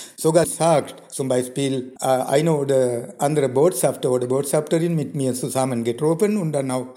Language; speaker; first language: German; non-native, fluent; Sinhala